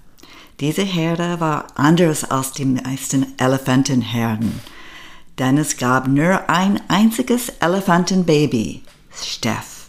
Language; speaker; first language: German; non-native, fluent; English